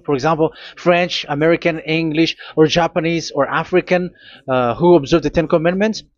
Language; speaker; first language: English; non-native, fluent; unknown